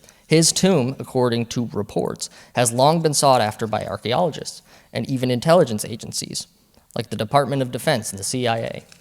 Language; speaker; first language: English; native; English